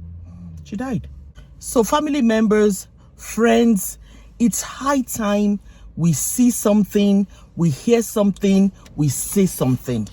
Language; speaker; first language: English; non-native, local second language; Yoruba